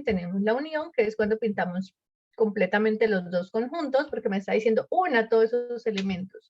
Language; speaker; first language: Spanish; native; Spanish